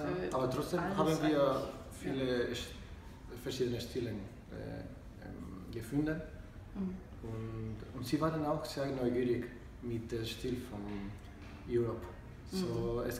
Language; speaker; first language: German; non-native, learner; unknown